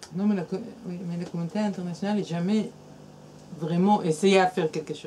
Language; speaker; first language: French; non-native, fluent; Hebrew